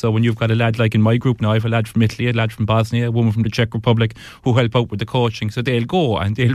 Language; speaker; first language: English; native; English